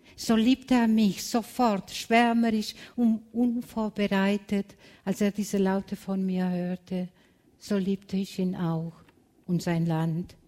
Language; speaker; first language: German; non-native, fluent; Spanish